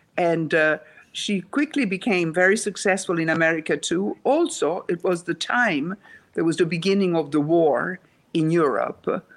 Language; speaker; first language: English; non-native, fluent; Italian